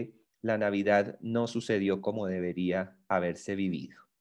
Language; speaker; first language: Spanish; native; Spanish